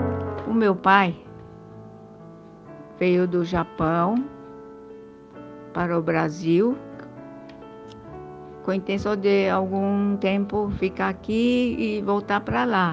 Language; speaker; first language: Portuguese; early bilingual, other home language; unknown